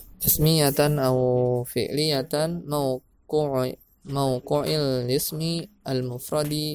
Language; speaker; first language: Arabic; non-native, fluent; Indonesian